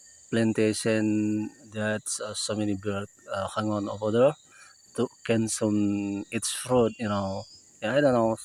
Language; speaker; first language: English; non-native, learner; Indonesian